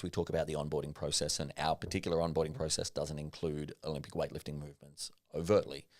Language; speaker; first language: English; native; English